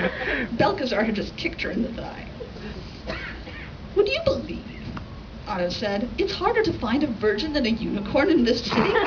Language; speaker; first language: English; native; English